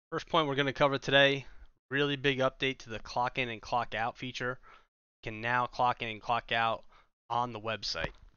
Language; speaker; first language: English; native; English